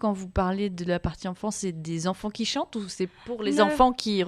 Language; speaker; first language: French; native; French